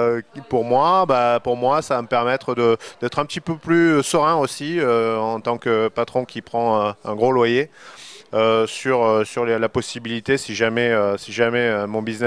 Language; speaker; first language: French; native; French